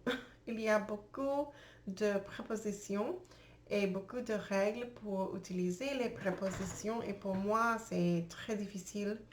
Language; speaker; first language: French; non-native, learner; English